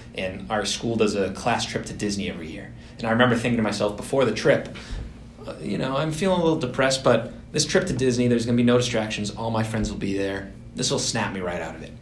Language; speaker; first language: English; native; English